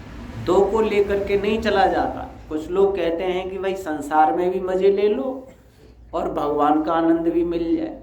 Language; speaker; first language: Hindi; native; Hindi